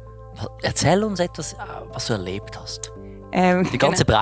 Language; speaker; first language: German; native; German